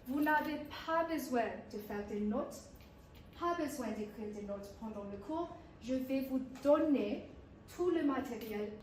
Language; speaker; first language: French; non-native, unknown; English